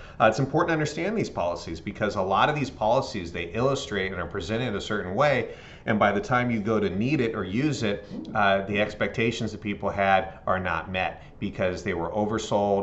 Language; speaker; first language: English; native; English